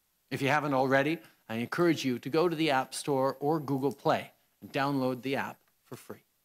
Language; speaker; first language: English; native; English